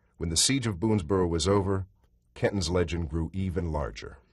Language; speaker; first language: English; native; English